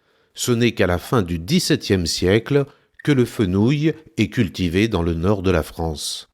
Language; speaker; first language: French; native; French